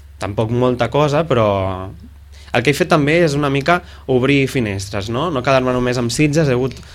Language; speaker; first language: Catalan; native; Catalan